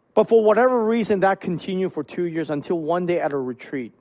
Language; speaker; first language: English; non-native, local second language; Cantonese